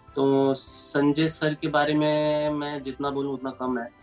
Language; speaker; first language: Hindi; native; Hindi